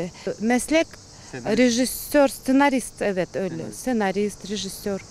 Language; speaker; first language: Turkish; non-native, learner; Kazakh